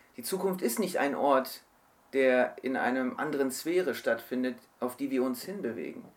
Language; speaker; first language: German; early bilingual, other home language; Turkish